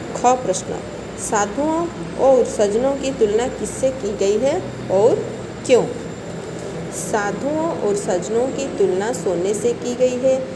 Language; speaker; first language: Hindi; non-native, local second language; Odia